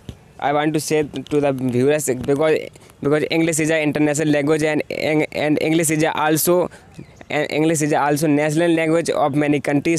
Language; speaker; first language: English; non-native, learner; Hindi